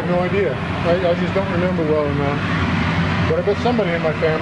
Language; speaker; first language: English; native; English